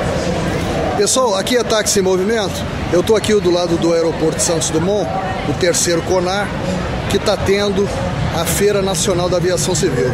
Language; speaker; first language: Portuguese; native; Portuguese